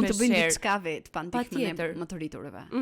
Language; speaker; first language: Albanian; native; Albanian